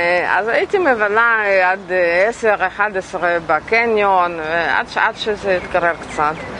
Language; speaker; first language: Hebrew; non-native, fluent; Russian